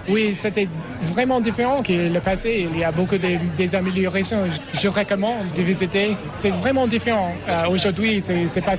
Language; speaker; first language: French; non-native, learner; English